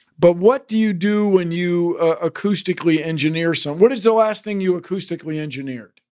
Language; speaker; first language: English; native; English